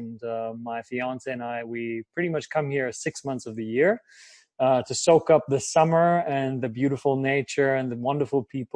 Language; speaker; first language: English; non-native, fluent; German